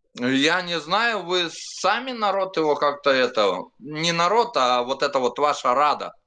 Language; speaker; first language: Russian; native; Russian